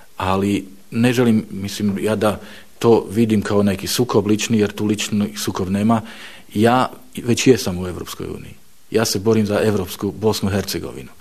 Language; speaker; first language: Bosnian; non-native, fluent; Slovak